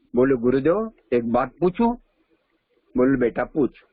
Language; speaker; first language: Hindi; non-native, local second language; Marathi